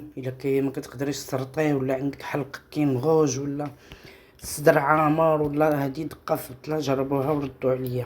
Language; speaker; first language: Arabic; native; Arabic